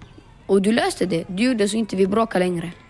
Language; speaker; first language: Swedish; early bilingual, other home language; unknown